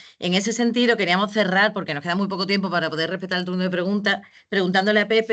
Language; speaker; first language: Spanish; native; Spanish